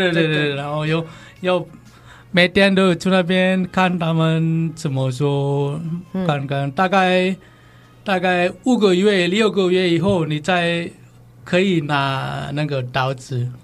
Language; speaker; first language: Chinese; non-native, learner; Balinese